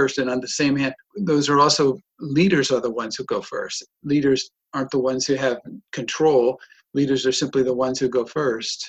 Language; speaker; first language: English; native; English